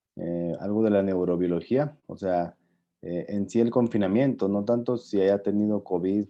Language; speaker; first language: Spanish; native; Spanish